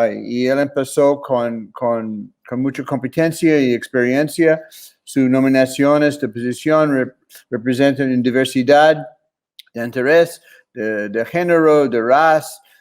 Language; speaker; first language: Spanish; non-native, fluent; English